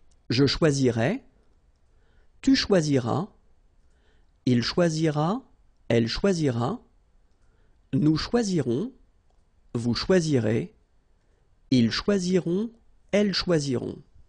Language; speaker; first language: French; native; French